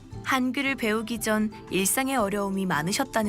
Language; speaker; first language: Korean; native; Korean